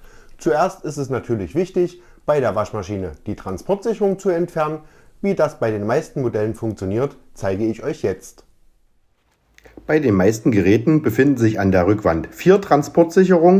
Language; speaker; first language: German; native; German